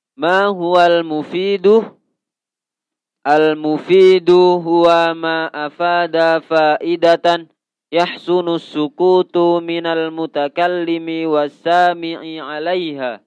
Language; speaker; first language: Arabic; non-native, learner; Indonesian